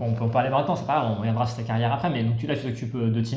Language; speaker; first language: French; native; French